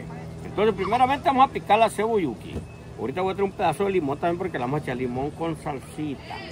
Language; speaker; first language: Spanish; native; Spanish